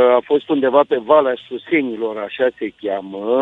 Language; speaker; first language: Romanian; native; Romanian